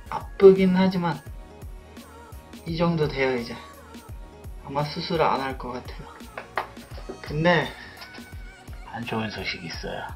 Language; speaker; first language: Korean; non-native, fluent; Polish